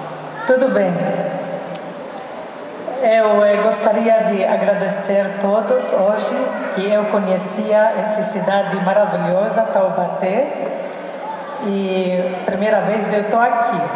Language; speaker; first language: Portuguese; non-native, learner; Arabic